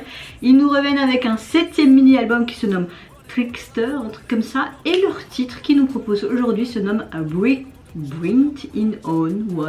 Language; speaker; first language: French; native; French